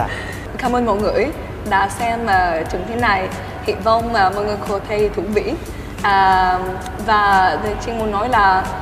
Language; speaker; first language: Vietnamese; early bilingual, heritage; Swedish